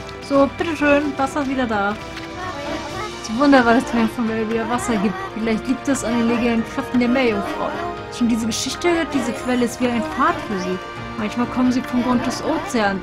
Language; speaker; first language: German; native; German